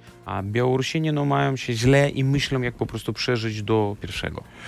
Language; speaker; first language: Polish; non-native, fluent; Belarusian